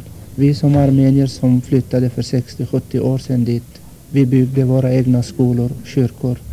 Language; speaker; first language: Swedish; non-native, fluent; Armenian